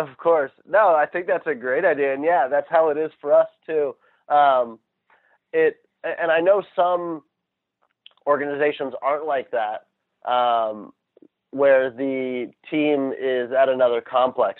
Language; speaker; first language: English; native; English